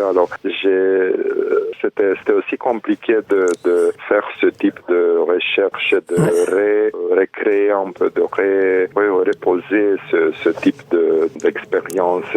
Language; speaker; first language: French; non-native, fluent; Romanian